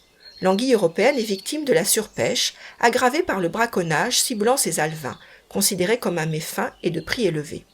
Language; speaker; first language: French; native; French